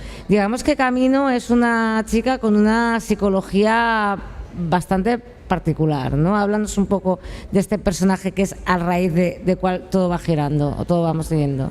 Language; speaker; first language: Spanish; native; Spanish